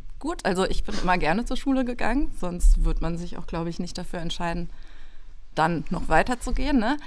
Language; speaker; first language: German; native; German